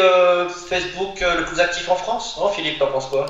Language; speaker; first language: French; native; French